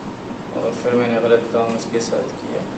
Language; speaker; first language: Hindi; non-native, local second language; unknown